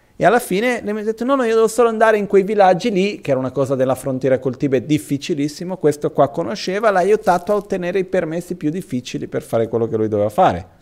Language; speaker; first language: Italian; non-native, fluent; Portuguese